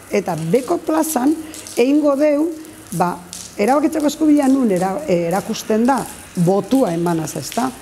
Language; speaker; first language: Basque; native; Basque